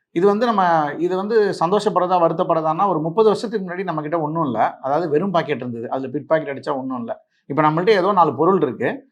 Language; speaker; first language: Tamil; native; Tamil